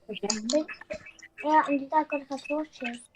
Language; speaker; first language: Welsh; non-native, local second language; English